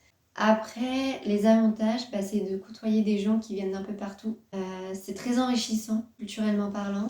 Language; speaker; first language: French; native; French